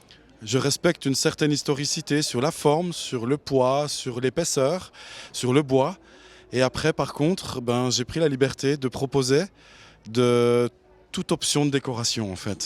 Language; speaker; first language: French; native; French